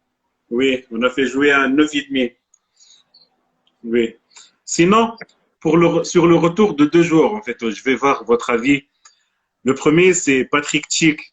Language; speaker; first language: French; non-native, local second language; Arabic